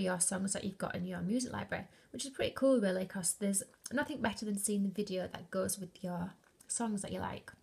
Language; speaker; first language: English; native; English